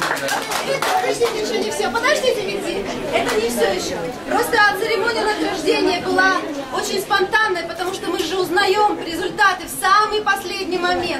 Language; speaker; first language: Russian; native; Russian